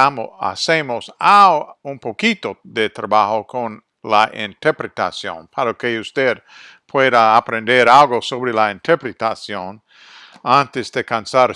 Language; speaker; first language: Spanish; non-native, fluent; English